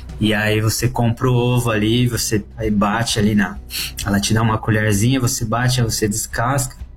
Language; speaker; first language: Portuguese; native; Portuguese